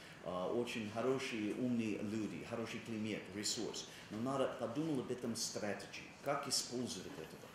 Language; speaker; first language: Russian; non-native, learner; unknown